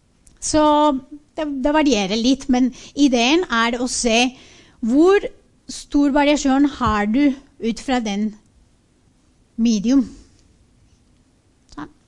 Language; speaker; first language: Norwegian; non-native, fluent; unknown